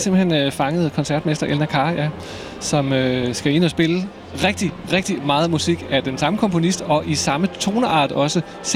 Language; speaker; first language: Danish; native; Danish